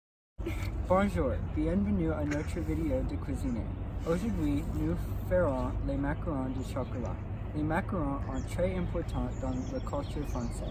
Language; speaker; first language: French; non-native, learner; English